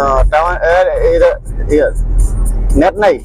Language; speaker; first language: Hindi; non-native, learner; Bangla